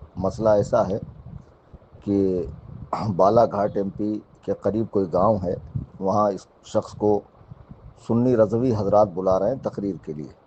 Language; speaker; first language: Urdu; native; Urdu